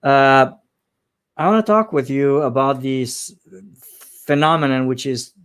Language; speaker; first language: English; non-native, fluent; Romanian